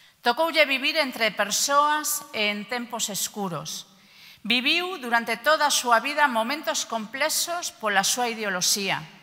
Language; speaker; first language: Galician; native; Galician